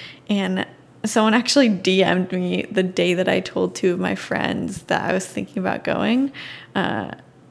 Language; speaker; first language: English; native; English